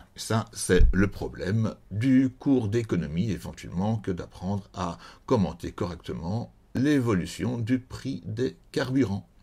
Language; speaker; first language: French; native; French